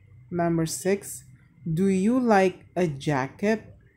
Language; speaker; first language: English; non-native, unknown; Indonesian